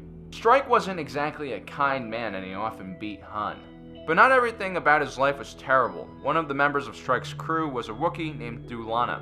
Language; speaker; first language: English; native; English